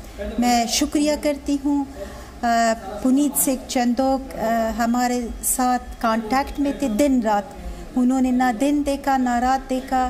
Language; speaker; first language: Hindi; non-native, learner; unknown